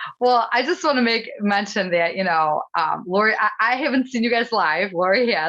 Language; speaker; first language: English; native; English